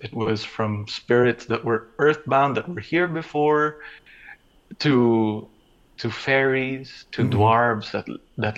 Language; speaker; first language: English; non-native, local second language; Filipino